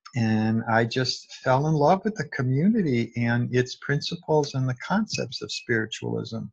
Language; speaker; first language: English; native; English